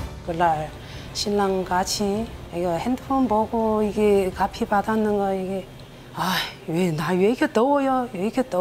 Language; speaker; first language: Korean; non-native, learner; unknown